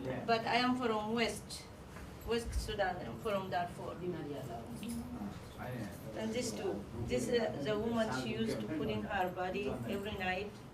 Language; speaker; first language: English; non-native, learner; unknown